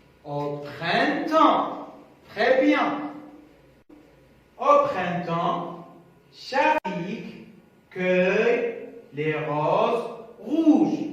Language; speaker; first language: French; non-native, local second language; Arabic